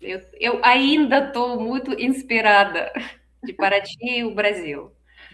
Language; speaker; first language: Portuguese; non-native, fluent; Russian